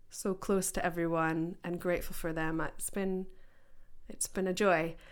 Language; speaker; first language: English; native; English